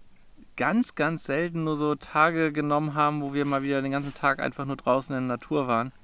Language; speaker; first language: German; native; German